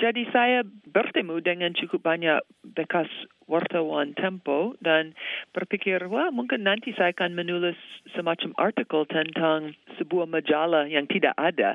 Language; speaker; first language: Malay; non-native, fluent; English